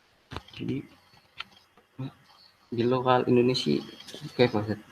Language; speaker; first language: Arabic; non-native, learner; Indonesian